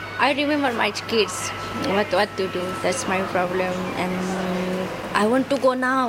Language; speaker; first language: English; non-native, learner; Nepali